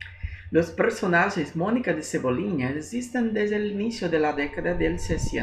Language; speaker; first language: Spanish; non-native, fluent; Portuguese